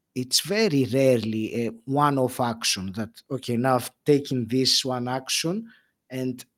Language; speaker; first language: English; non-native, fluent; Greek